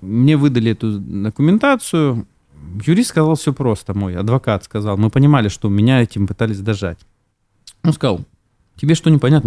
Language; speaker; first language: Russian; native; Russian